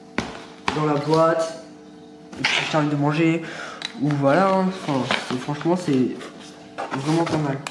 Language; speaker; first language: French; native; French